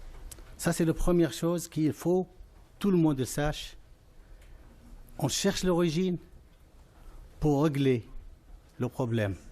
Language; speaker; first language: French; non-native, fluent; Arabic